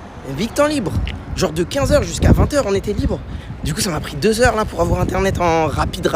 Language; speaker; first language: French; native; French